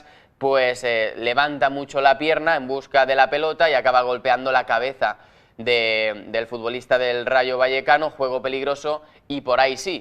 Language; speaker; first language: Spanish; native; Spanish